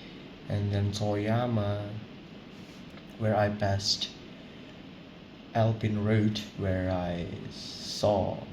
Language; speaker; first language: English; non-native, learner; Indonesian